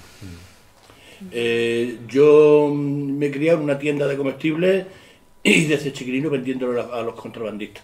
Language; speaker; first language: Spanish; native; Spanish